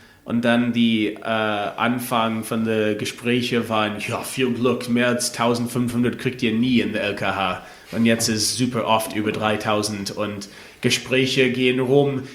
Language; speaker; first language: German; non-native, fluent; English